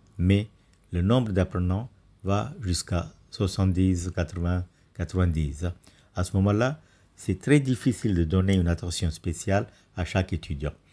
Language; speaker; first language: French; non-native, fluent; Tamil